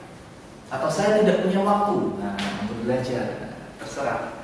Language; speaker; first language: Indonesian; native; Indonesian